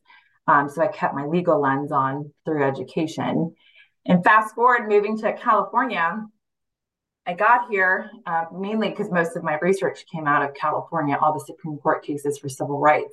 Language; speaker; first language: English; early bilingual, other home language; Spanish